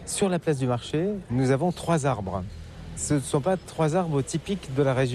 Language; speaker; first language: French; native; French